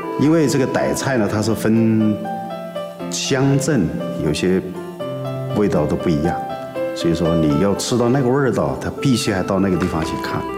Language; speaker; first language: Chinese; non-native, local second language; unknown